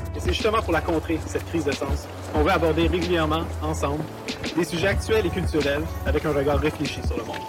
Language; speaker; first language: French; native; French